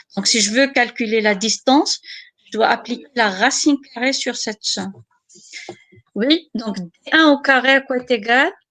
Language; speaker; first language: French; non-native, local second language; Arabic